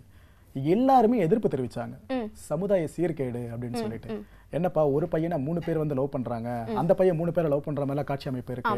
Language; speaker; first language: Tamil; native; Tamil